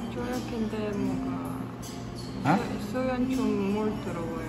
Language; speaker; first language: Korean; non-native, learner; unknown